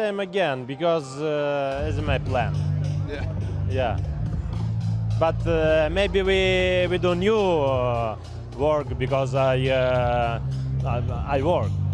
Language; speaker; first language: English; non-native, learner; Ukrainian